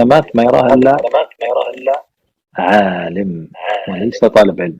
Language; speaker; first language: Arabic; native; Arabic